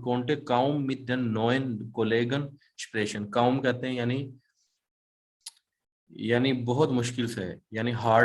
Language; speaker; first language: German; non-native, fluent; Urdu